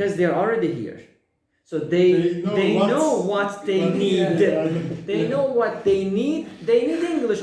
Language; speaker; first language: English; non-native, fluent; Persian